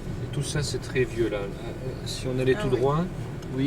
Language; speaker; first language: French; native; French